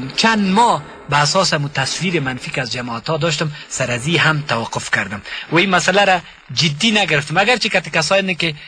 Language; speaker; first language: Persian; native; Persian